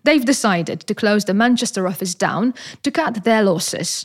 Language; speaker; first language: English; non-native, fluent; Polish